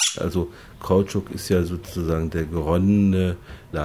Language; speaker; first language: German; native; German